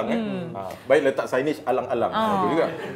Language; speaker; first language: Malay; native; Malay